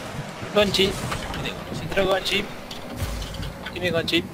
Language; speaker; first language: Spanish; native; Spanish